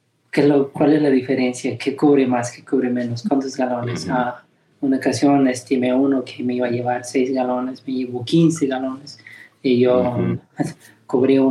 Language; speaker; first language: Spanish; early bilingual, heritage; Spanish